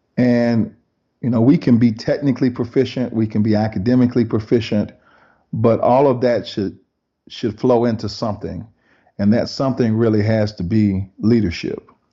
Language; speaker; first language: English; native; English